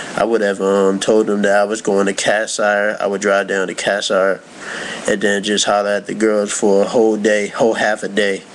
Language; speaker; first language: English; native; English